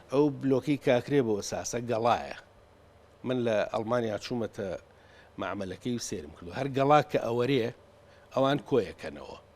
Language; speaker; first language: Central Kurdish; native; Central Kurdish